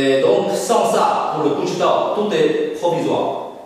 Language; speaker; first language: French; non-native, fluent; Chinese